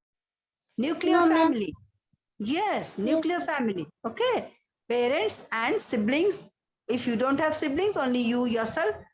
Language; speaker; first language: English; non-native, local second language; Odia